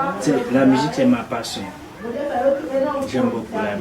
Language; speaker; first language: French; non-native, local second language; Haitian Creole